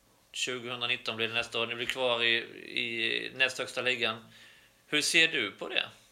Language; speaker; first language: Swedish; native; Swedish